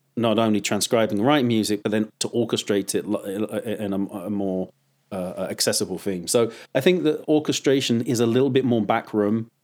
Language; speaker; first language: English; native; English